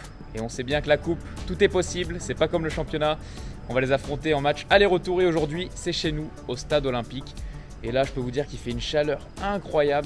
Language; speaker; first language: French; native; French